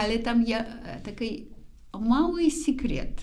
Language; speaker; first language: Polish; non-native, learner; Ukrainian